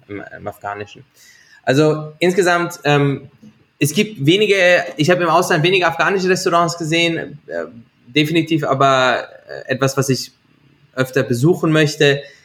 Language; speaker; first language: German; native; German